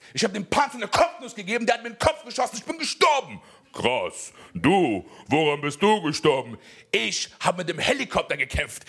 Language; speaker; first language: German; early bilingual, other home language; Persian